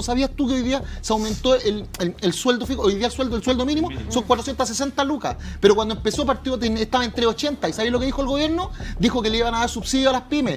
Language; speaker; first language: Spanish; native; Spanish